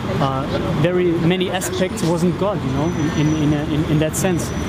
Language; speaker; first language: English; non-native, fluent; German